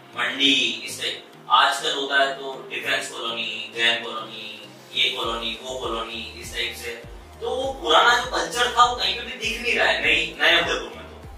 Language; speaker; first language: Hindi; native; Hindi